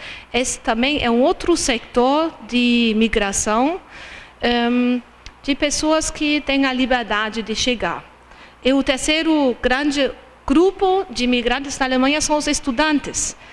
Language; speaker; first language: Portuguese; non-native, fluent; German